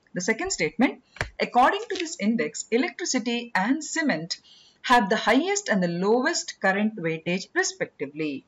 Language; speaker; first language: English; non-native, local second language; Kannada